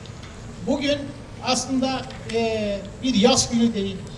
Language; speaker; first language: Turkish; native; Turkish